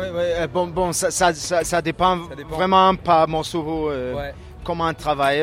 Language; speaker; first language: French; non-native, learner; Danish